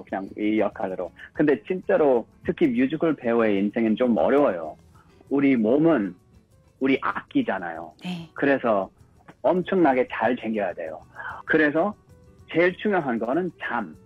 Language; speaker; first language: Korean; early bilingual, heritage; English